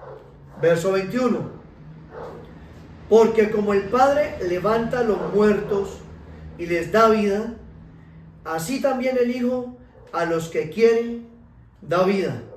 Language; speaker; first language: Spanish; native; Spanish